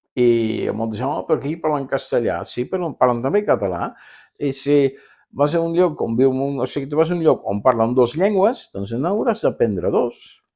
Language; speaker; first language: Catalan; non-native, fluent; Dutch